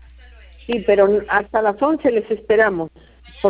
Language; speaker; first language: Spanish; native; Spanish